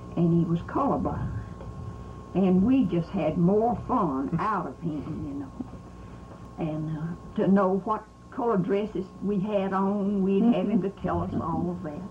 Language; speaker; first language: English; native; English